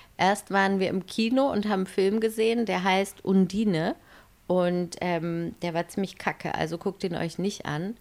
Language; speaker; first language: German; native; German